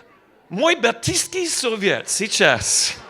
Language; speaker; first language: Russian; non-native, learner; English